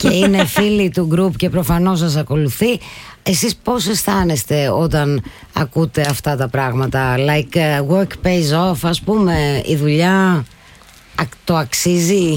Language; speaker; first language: Greek; native; Greek